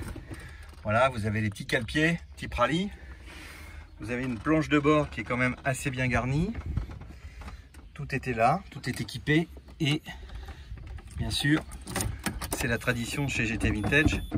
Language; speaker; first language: French; native; French